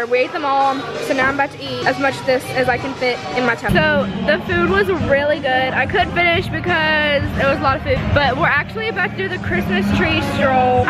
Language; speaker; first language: English; native; English